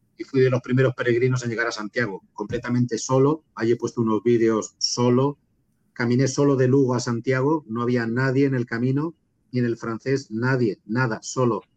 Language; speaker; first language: Spanish; native; Spanish